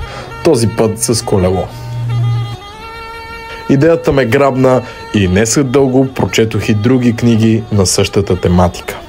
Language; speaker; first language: Bulgarian; native; Bulgarian